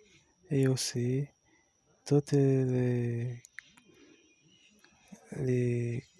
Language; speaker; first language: French; non-native, learner; Portuguese